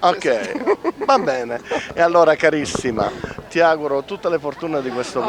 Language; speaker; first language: Italian; non-native, fluent; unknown